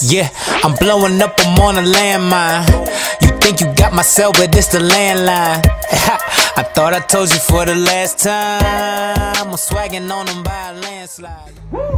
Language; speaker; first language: English; native; English